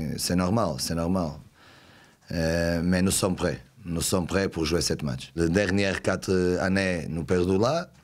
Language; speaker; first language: French; non-native, learner; Portuguese